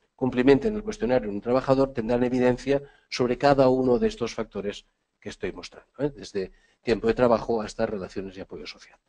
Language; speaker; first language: Spanish; native; Spanish